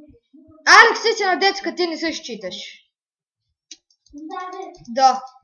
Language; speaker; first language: Bulgarian; native; Bulgarian